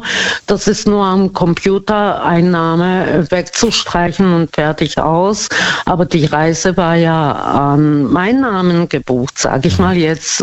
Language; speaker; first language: German; non-native, fluent; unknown